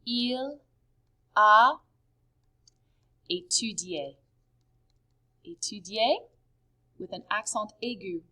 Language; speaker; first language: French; non-native, fluent; English